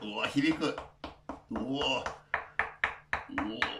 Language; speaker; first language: Japanese; native; Japanese